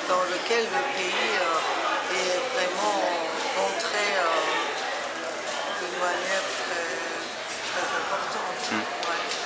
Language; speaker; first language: French; non-native, fluent; Georgian